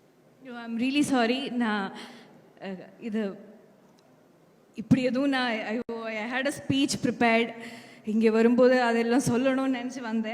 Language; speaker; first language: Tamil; non-native, fluent; Malayalam